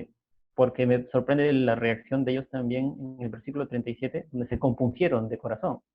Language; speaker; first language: Spanish; native; Spanish